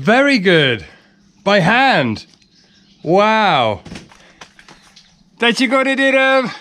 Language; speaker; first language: Turkish; non-native, learner; English